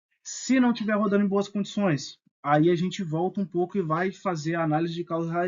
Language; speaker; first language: Portuguese; native; Portuguese